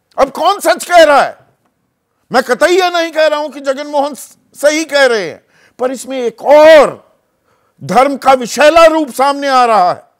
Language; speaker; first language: Hindi; native; Hindi